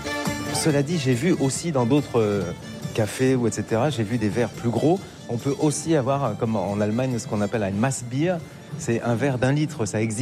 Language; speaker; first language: French; native; French